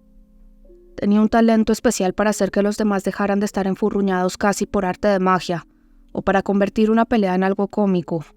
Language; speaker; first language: Spanish; native; Spanish